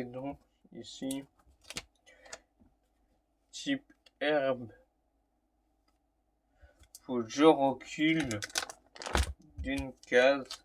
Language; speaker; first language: French; native; French